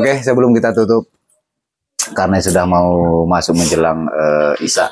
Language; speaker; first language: Indonesian; native; Indonesian